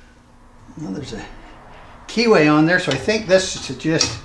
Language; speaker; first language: English; native; English